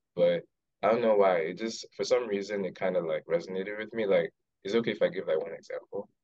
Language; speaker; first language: English; non-native, local second language; Yoruba